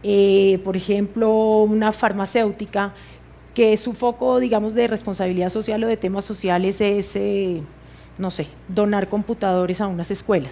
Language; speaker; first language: Spanish; native; Spanish